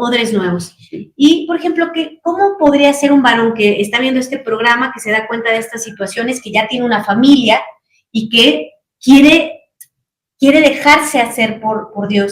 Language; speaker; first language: Spanish; native; Spanish